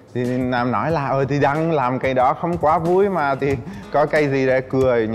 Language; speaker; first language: Vietnamese; non-native, fluent; Czech